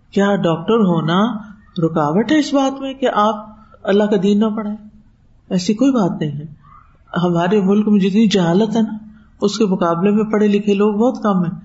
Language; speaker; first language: Urdu; native; Urdu